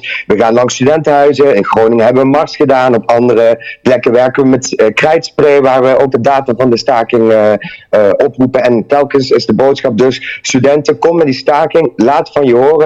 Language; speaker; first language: Dutch; native; Dutch